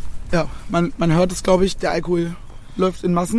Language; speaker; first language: German; native; German